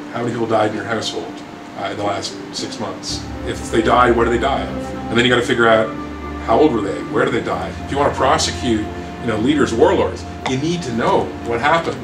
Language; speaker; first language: English; native; English